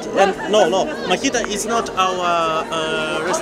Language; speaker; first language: English; non-native, learner; Russian